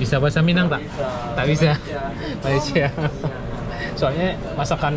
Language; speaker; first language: Indonesian; non-native, local second language; Minangkabau